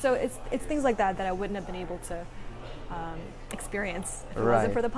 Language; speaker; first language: English; native; English